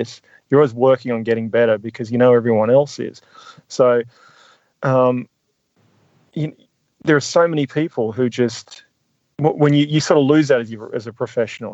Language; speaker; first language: English; native; English